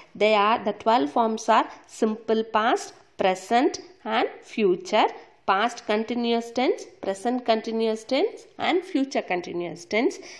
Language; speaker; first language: English; non-native, local second language; Tamil